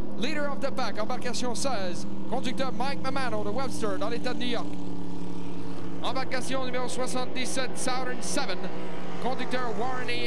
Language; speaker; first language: French; native; French